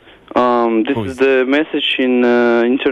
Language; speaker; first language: English; non-native, learner; Russian